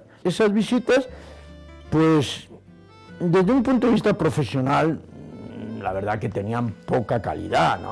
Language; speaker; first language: Spanish; native; Spanish